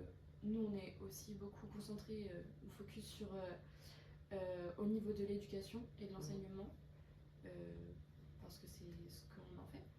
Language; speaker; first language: French; native; French